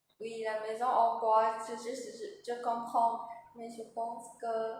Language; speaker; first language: French; non-native, learner; Vietnamese